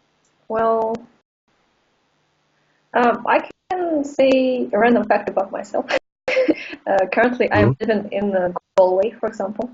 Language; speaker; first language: English; non-native, fluent; Russian